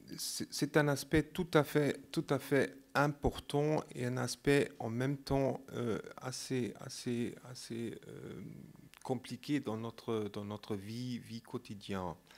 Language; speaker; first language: French; non-native, fluent; German